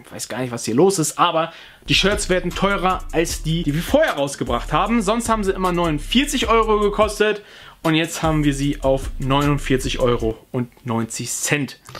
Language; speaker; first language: German; early bilingual, other home language; Portuguese